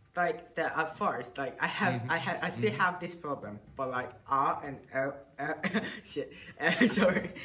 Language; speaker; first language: English; non-native, fluent; Japanese